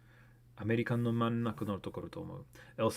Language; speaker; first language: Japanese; non-native, learner; English